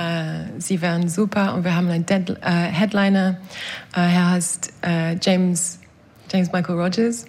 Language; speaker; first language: German; non-native, learner; English